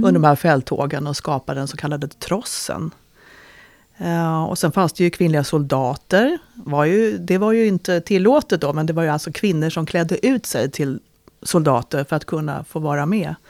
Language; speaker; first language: Swedish; native; Swedish